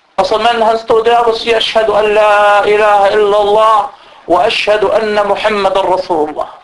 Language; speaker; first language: Danish; early bilingual, other home language; Arabic